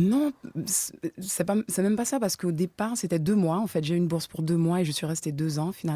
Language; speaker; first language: French; native; French